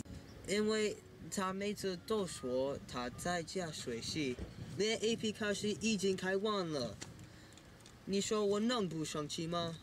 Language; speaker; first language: Chinese; non-native, learner; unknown